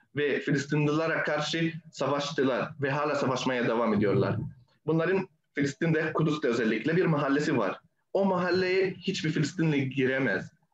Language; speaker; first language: Turkish; non-native, fluent; Arabic